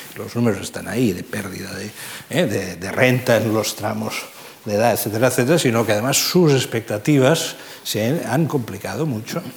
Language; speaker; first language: Spanish; non-native, local second language; Catalan